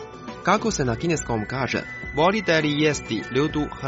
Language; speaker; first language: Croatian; non-native, fluent; Chinese